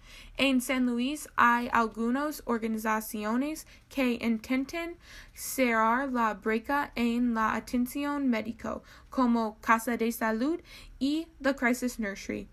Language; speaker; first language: Spanish; non-native, learner; English